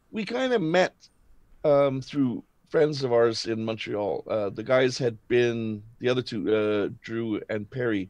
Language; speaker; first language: English; native; English